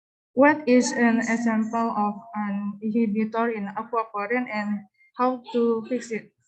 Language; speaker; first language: English; non-native, learner; Indonesian